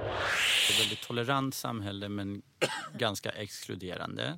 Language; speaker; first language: Swedish; early bilingual, other home language; Persian